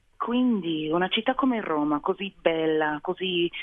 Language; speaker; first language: Italian; non-native, fluent; English